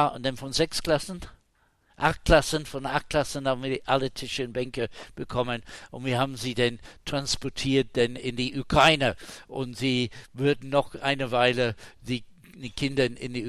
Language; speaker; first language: German; non-native, fluent; English